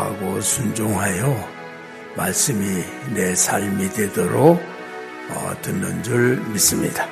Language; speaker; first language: Korean; native; Korean